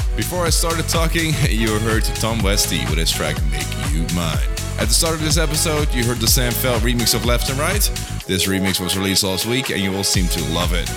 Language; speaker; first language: English; non-native, fluent; Dutch